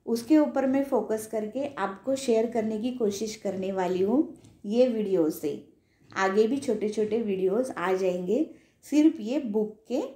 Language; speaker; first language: Hindi; non-native, local second language; Marathi